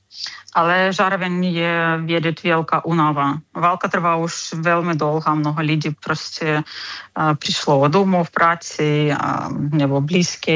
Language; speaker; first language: Czech; non-native, fluent; Ukrainian